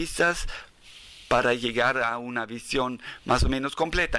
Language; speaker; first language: Spanish; non-native, fluent; German